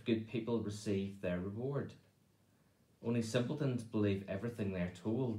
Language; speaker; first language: English; native; English